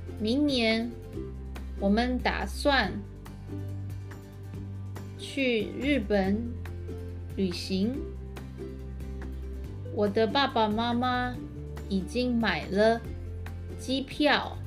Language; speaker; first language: Chinese; early bilingual, heritage; Chinese